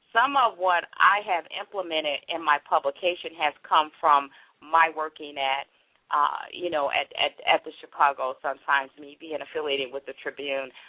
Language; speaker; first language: English; native; English